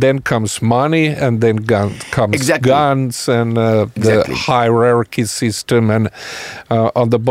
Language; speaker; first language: English; non-native, fluent; Finnish